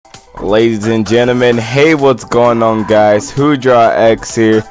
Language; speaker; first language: English; native; English